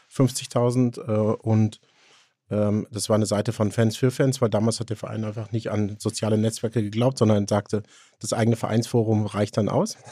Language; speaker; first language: German; native; German